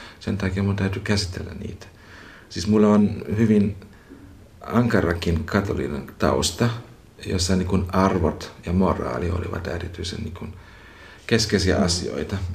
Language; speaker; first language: Finnish; non-native, fluent; German